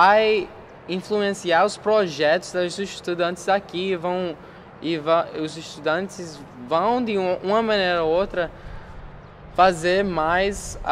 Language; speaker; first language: Portuguese; non-native, fluent; English